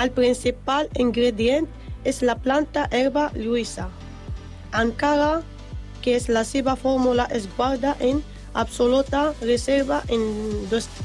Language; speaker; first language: Catalan; non-native, learner; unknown